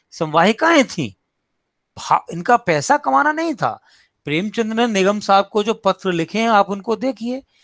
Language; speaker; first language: Hindi; native; Hindi